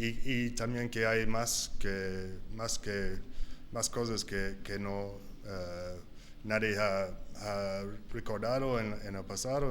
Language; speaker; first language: Spanish; non-native, learner; English